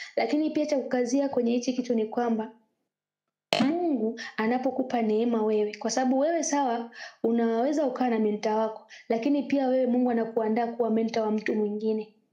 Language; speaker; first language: Swahili; native; Swahili